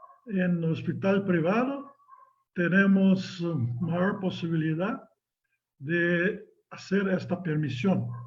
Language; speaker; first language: Spanish; non-native, learner; Portuguese